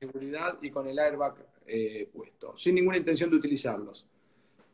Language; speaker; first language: Spanish; native; Spanish